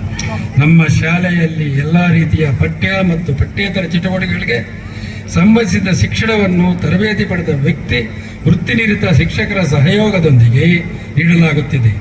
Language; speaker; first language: Kannada; native; Kannada